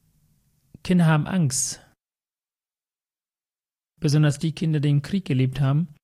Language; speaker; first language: German; early bilingual, other home language; Tamil